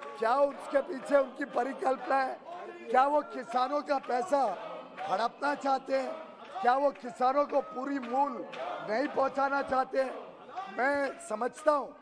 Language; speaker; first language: Hindi; native; Hindi